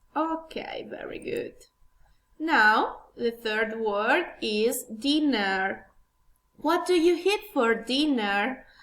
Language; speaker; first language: English; non-native, learner; Italian